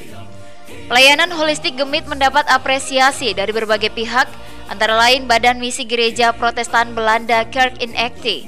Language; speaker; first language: Indonesian; native; Indonesian